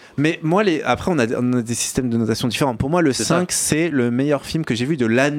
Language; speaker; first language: French; native; French